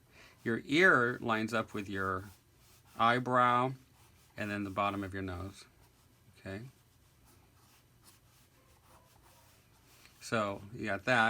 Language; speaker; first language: English; native; English